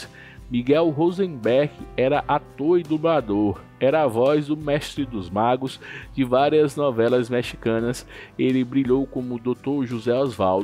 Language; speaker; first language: Portuguese; native; Portuguese